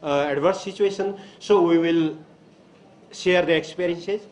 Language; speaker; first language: English; non-native, local second language; Nepali